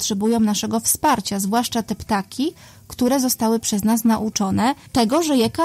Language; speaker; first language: Polish; native; Polish